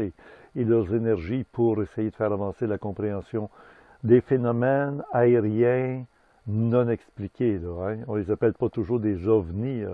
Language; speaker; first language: French; native; French